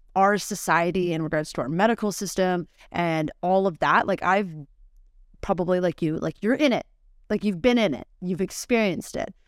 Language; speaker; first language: English; native; English